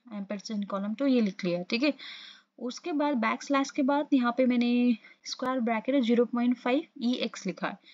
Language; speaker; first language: Hindi; non-native, local second language; Assamese